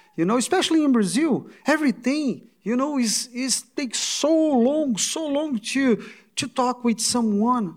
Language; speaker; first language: English; non-native, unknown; Portuguese